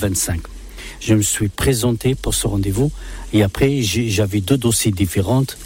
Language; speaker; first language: French; non-native, local second language; Arabic